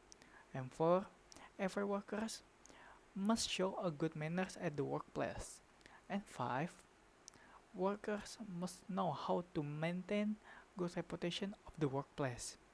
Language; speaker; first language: English; non-native, learner; Indonesian